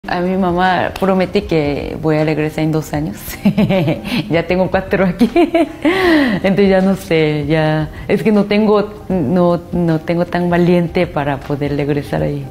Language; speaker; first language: Spanish; non-native, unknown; Korean